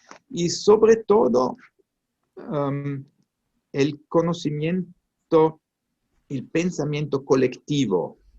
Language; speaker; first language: Spanish; non-native, fluent; Italian